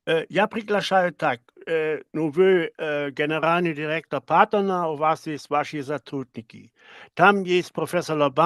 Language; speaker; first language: Russian; non-native, learner; German